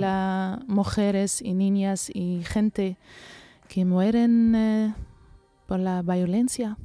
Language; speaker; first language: Spanish; non-native, learner; Arabic